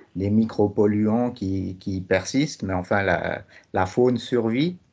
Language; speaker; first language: French; native; French